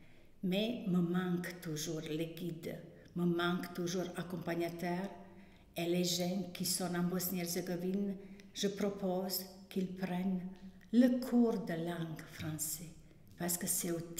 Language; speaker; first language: French; non-native, fluent; Bosnian